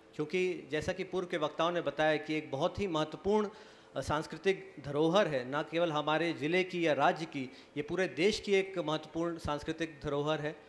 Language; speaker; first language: Hindi; native; Hindi